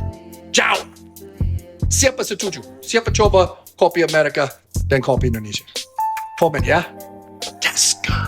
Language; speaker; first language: Indonesian; non-native, fluent; English